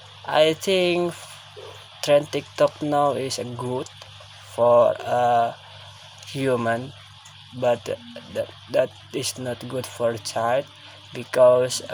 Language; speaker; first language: English; non-native, learner; Indonesian